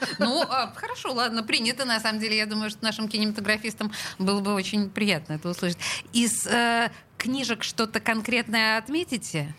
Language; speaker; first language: Russian; native; Russian